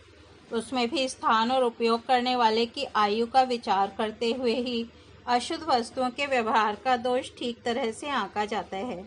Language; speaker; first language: Hindi; native; Hindi